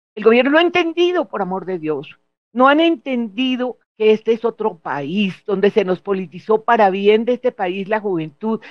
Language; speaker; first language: Spanish; native; Spanish